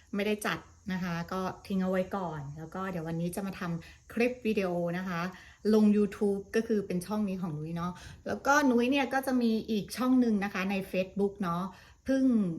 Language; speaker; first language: Thai; native; Thai